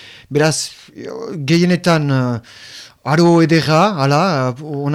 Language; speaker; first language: Basque; native; Basque